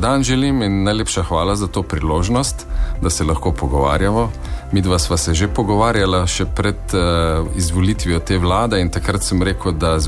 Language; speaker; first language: Slovenian; native; Slovenian